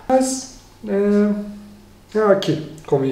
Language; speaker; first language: Portuguese; non-native, learner; Turkish